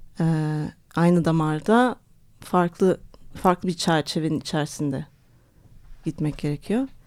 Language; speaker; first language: Turkish; early bilingual, heritage; Turkish